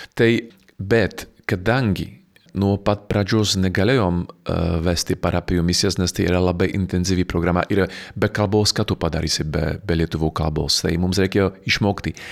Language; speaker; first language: Lithuanian; non-native, fluent; Slovak